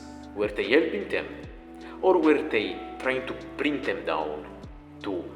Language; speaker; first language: English; non-native, fluent; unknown